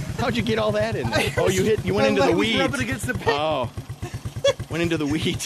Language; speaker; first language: English; native; English